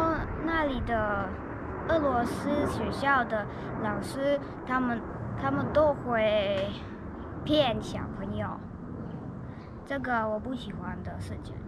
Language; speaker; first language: Chinese; early bilingual, other home language; Russian